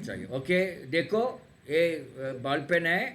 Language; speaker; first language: Hindi; non-native, local second language; Tamil